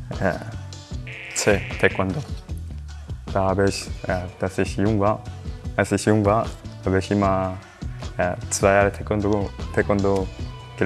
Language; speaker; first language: German; non-native, learner; Korean